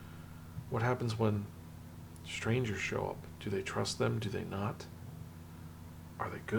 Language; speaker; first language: English; native; English